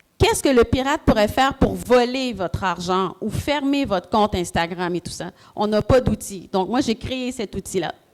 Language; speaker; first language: French; early bilingual, other home language; Haitian Creole